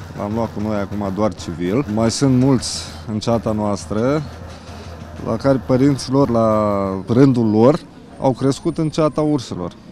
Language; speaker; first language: Romanian; native; Romanian